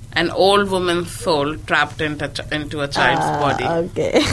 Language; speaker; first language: English; non-native, local second language; Hindi